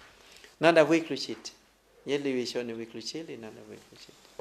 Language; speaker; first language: Russian; non-native, learner; Thai